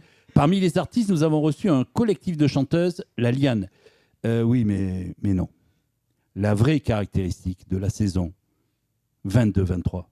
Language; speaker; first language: French; native; French